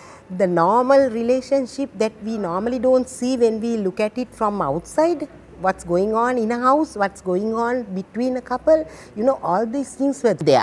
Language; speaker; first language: English; non-native, local second language; Sinhala